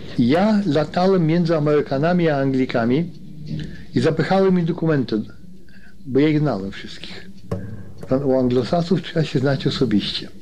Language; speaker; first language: Polish; native; Polish